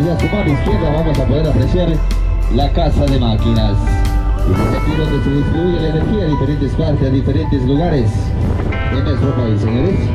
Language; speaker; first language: Spanish; native; Spanish